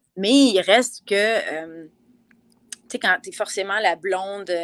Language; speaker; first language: French; native; French